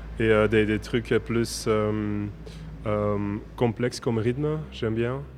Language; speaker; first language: French; non-native, local second language; Dutch